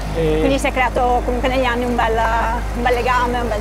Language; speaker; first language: Italian; native; Italian